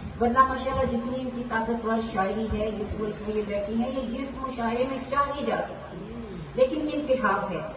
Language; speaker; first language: Urdu; native; Urdu